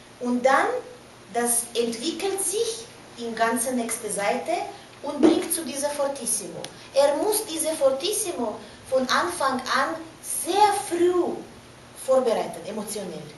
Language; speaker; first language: German; non-native, fluent; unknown